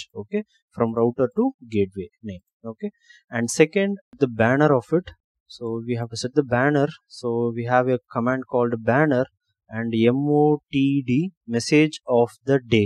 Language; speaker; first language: English; non-native, local second language; Tamil